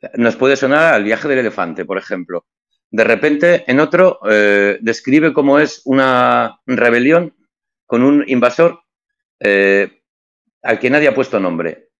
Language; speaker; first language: Spanish; native; Spanish